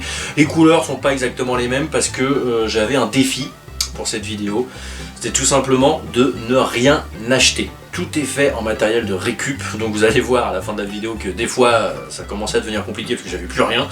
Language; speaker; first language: French; native; French